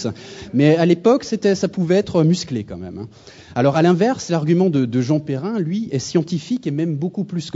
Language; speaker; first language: French; native; French